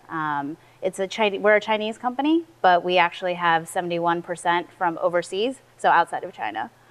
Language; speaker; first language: English; early bilingual, other home language; Chinese